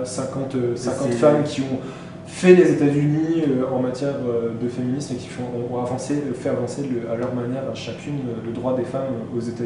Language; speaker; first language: French; native; French